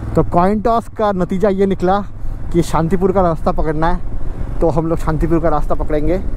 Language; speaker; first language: Hindi; non-native, local second language; Bangla